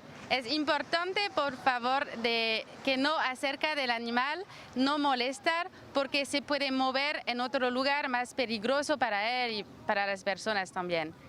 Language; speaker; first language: Spanish; non-native, learner; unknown